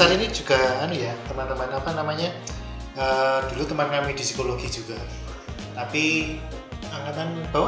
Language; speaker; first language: Indonesian; non-native, local second language; Javanese